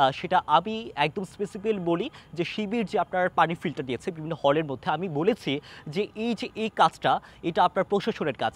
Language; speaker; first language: Bangla; non-native, local second language; Chakma